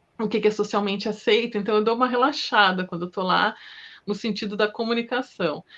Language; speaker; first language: Portuguese; native; Portuguese